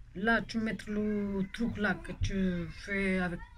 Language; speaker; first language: French; non-native, local second language; Romanian